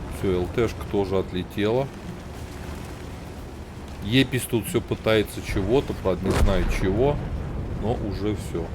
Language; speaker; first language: Russian; native; Russian